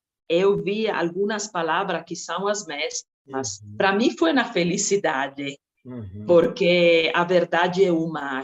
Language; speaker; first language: Portuguese; non-native, fluent; Italian